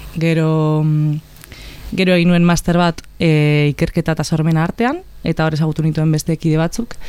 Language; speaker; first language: Basque; non-native, local second language; Spanish